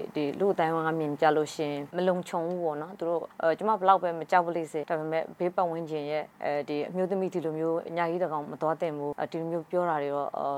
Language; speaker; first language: Burmese; native; Burmese